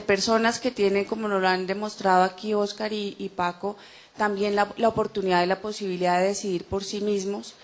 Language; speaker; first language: Spanish; native; Spanish